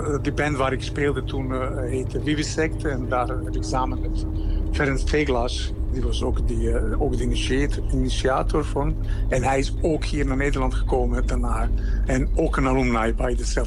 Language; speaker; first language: Dutch; non-native, fluent; Serbian